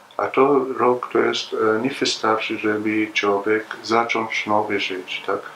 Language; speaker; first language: Polish; non-native, learner; Arabic